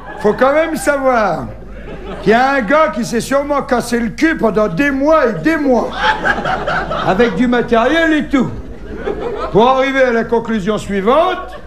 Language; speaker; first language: French; native; French